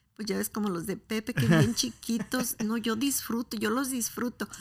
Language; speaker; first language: Spanish; native; Spanish